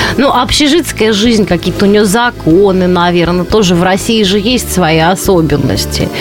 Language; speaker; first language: Russian; native; Russian